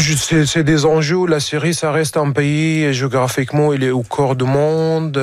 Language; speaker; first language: French; non-native, fluent; Arabic